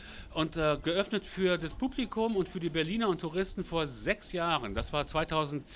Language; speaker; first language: German; native; German